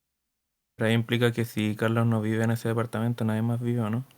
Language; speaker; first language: Spanish; native; Spanish